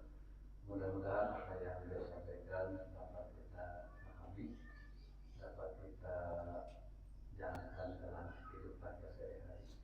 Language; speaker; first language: Indonesian; native; Indonesian